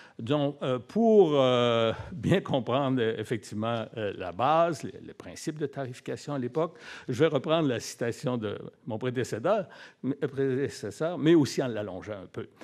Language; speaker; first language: French; native; French